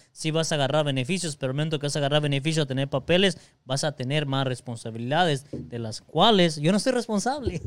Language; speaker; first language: Spanish; early bilingual, other home language; English